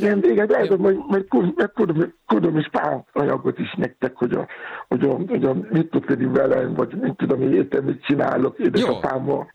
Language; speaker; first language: Hungarian; non-native, learner; Yoruba